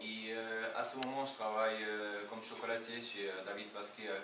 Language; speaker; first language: French; non-native, fluent; Portuguese